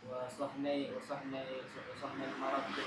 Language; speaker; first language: Arabic; non-native, learner; Indonesian